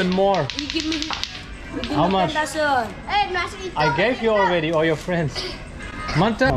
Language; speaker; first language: English; non-native, fluent; German